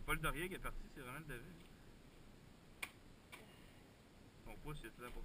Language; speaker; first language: French; native; French